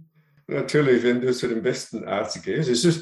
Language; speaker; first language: German; non-native, learner; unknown